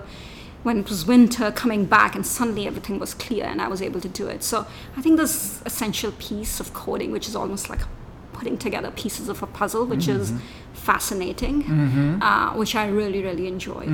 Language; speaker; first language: English; non-native, local second language; Hindi